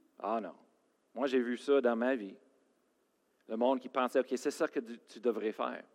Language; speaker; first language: French; non-native, fluent; English